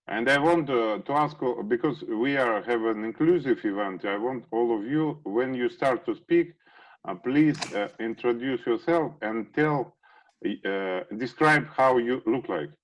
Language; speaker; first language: English; non-native, fluent; Russian